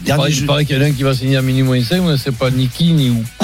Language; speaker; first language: French; native; French